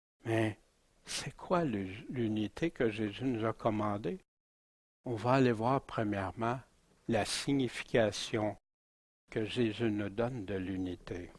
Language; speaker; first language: French; native; French